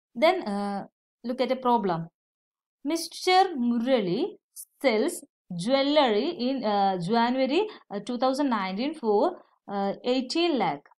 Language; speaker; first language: English; non-native, local second language; Malayalam